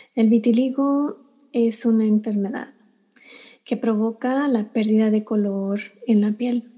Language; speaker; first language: Spanish; early bilingual, heritage; Spanish